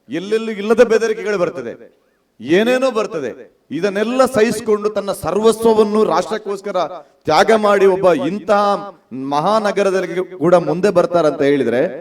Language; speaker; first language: Kannada; non-native, local second language; Tulu